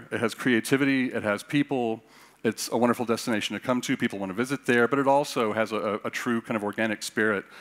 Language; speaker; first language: English; native; English